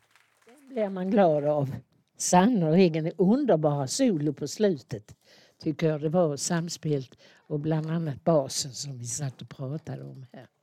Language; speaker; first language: Swedish; native; Swedish